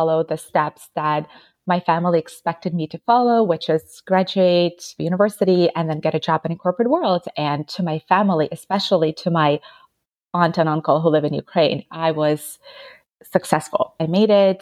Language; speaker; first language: English; non-native, fluent; Ukrainian